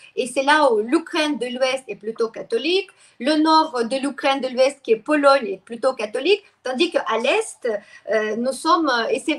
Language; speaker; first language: French; non-native, fluent; Russian